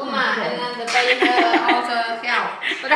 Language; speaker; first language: Dutch; non-native, learner; Vietnamese